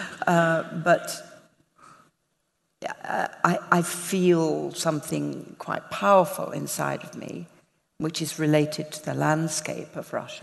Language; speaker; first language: English; native; English